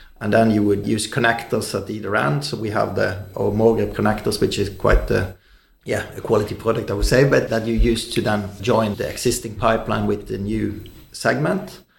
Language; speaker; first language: English; non-native, fluent; Norwegian